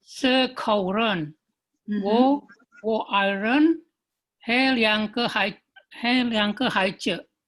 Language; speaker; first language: Chinese; non-native, learner; Indonesian